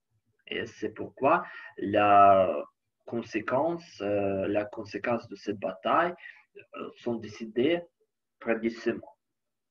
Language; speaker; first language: French; non-native, learner; Ukrainian